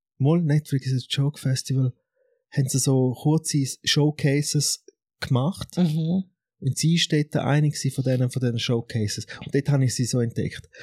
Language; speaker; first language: German; native; German